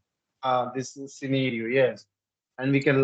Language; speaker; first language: English; non-native, learner; Hindi